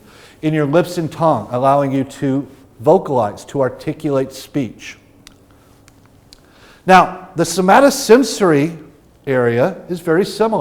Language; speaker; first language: English; native; English